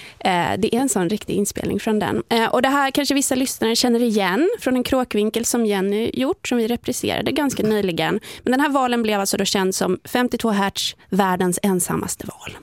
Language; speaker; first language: Swedish; native; Swedish